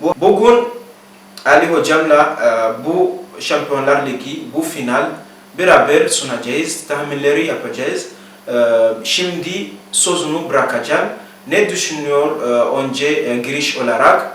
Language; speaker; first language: Turkish; non-native, learner; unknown